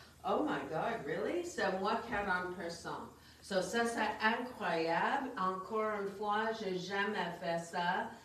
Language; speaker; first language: French; non-native, fluent; English